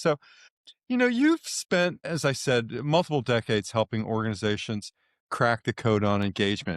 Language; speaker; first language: English; native; English